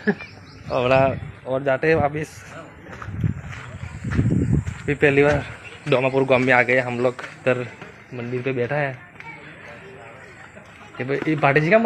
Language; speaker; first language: Hindi; non-native, local second language; Gujarati